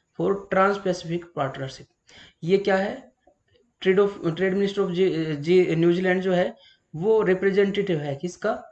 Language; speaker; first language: Hindi; native; Hindi